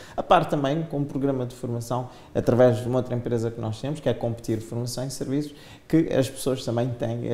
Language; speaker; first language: Portuguese; non-native, local second language; Kabuverdianu